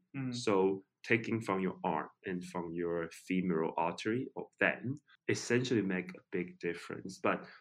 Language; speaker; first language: English; non-native, fluent; Chinese